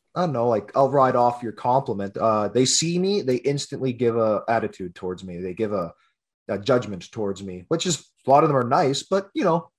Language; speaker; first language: English; native; English